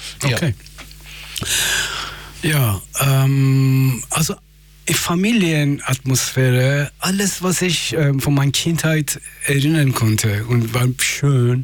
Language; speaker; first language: German; non-native, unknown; Persian